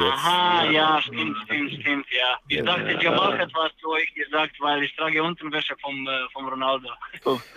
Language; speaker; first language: German; non-native, learner; Serbian